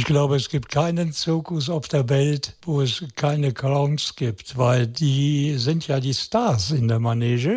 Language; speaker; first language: German; native; German